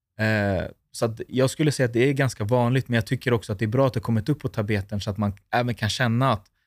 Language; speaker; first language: Swedish; native; Swedish